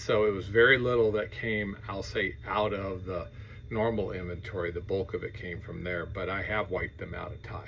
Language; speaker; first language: English; native; English